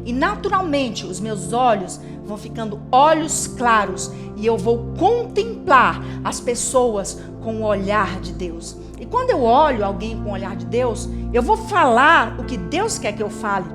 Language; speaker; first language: Portuguese; native; Portuguese